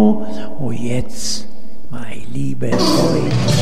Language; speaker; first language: German; non-native, learner; Italian